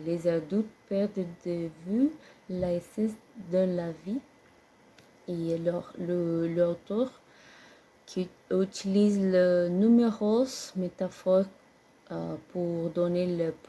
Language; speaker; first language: French; non-native, learner; Portuguese